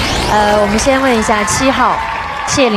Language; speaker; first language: Chinese; native; Chinese